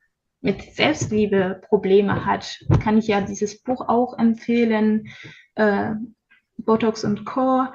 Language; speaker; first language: German; non-native, learner; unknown